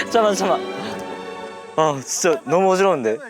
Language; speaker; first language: Korean; non-native, learner; Japanese